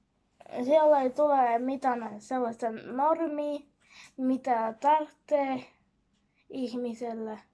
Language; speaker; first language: Finnish; non-native, learner; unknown